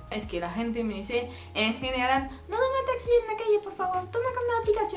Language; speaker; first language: Spanish; non-native, learner; French